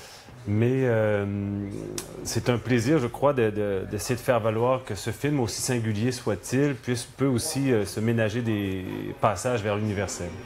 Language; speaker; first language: French; native; French